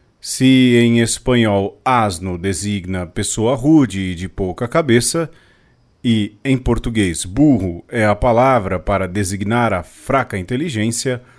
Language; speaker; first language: Portuguese; native; Portuguese